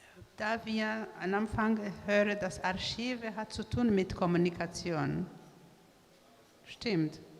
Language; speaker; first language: German; non-native, learner; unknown